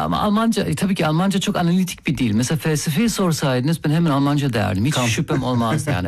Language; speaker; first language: Turkish; non-native, fluent; German